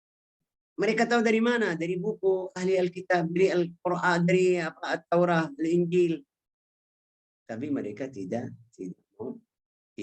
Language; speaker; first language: Indonesian; non-native, fluent; Arabic